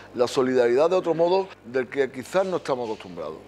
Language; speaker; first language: Spanish; native; Spanish